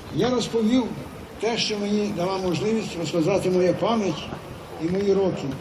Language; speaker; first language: Ukrainian; native; Ukrainian